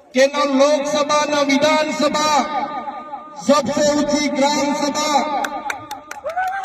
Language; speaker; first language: Gujarati; non-native, local second language; Vasavi